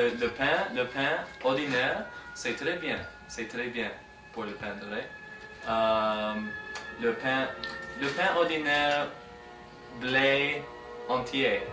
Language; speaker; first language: French; non-native, learner; English